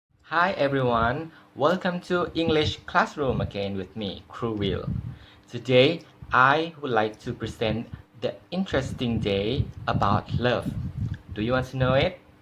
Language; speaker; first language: English; non-native, fluent; Thai